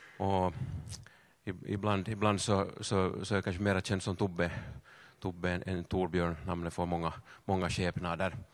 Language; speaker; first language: Swedish; native; Swedish